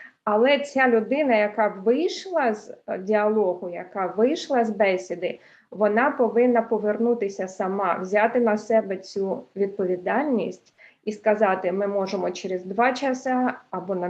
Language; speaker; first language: Ukrainian; early bilingual, heritage; Ukrainian